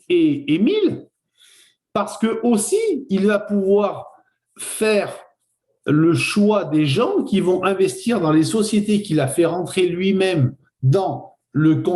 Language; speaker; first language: French; native; French